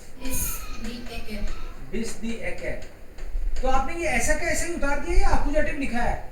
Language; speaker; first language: Hindi; native; Hindi